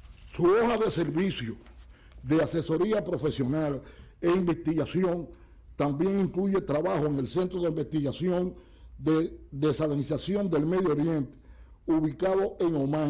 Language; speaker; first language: Spanish; native; Spanish